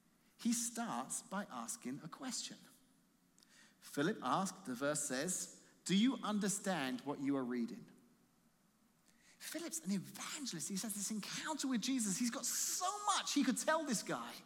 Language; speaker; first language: English; native; English